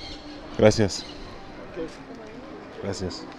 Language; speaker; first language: Spanish; non-native, learner; English